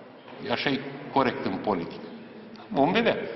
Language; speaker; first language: Romanian; native; Romanian